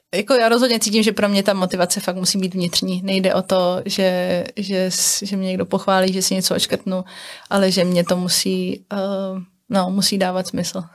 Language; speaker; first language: Czech; native; Czech